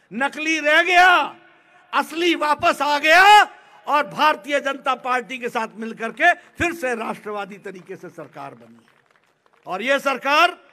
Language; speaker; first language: Hindi; native; Hindi